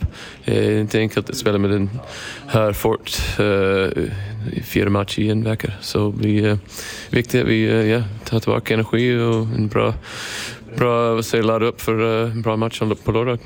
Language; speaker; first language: Swedish; non-native, learner; English